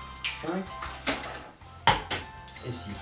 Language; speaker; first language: French; non-native, learner; Spanish